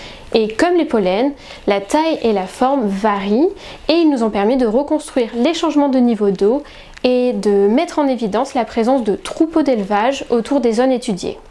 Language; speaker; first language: French; native; French